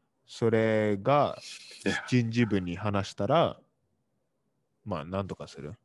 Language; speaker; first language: Japanese; early bilingual, heritage; Japanese